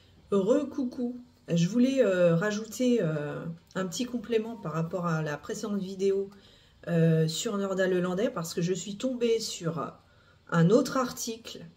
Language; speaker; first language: French; native; French